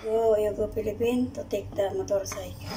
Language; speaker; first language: English; non-native, learner; Filipino